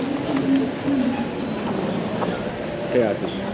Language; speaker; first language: Spanish; non-native, learner; English